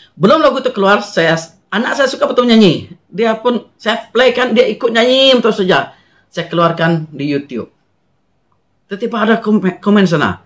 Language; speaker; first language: Malay; non-native, local second language; Iban